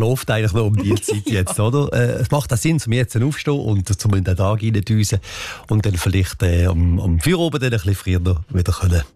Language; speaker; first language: German; native; German